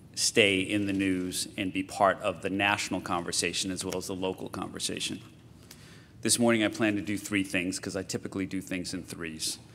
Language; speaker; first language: English; native; English